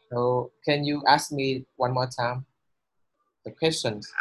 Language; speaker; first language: English; non-native, learner; Vietnamese